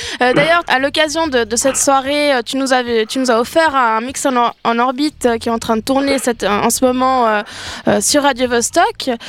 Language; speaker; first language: French; native; French